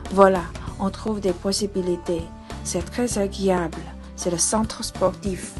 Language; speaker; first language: French; non-native, learner; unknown